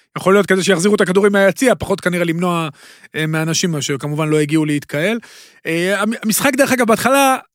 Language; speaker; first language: Hebrew; native; Hebrew